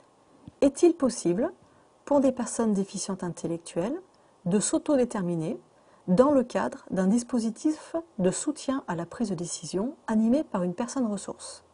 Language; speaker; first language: French; native; French